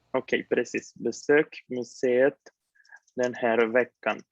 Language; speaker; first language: Swedish; non-native, fluent; Spanish